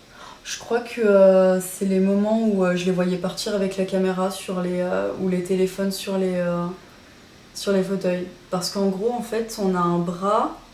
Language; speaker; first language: French; native; French